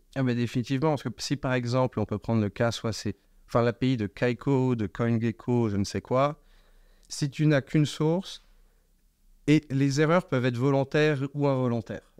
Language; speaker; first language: French; native; French